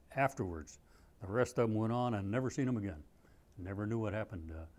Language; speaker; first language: English; native; English